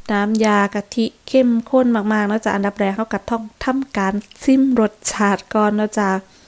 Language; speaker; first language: Thai; native; Thai